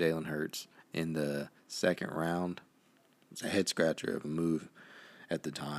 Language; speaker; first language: English; native; English